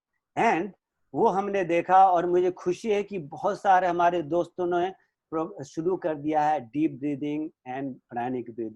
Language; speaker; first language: Hindi; native; Hindi